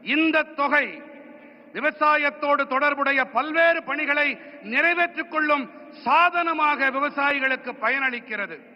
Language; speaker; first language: Tamil; native; Tamil